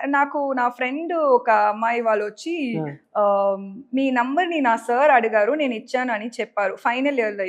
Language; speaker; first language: Telugu; non-native, local second language; Tamil